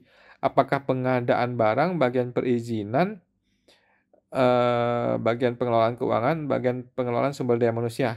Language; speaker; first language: Indonesian; native; Indonesian